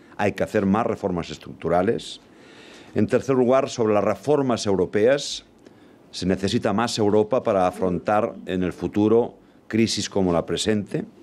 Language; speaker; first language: Spanish; non-native, local second language; Catalan